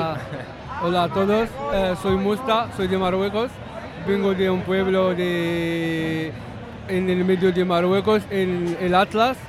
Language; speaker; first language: Spanish; non-native, learner; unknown